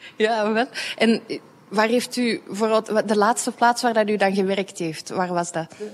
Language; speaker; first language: Dutch; native; Dutch